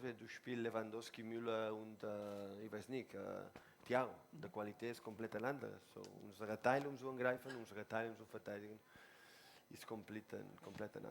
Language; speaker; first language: German; non-native, learner; Spanish